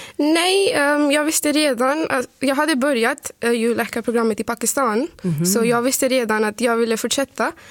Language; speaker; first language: Swedish; non-native, fluent; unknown